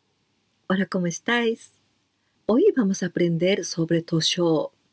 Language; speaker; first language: Spanish; non-native, learner; Japanese